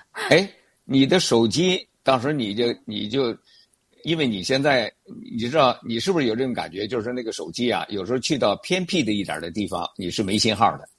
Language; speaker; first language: Chinese; native; Chinese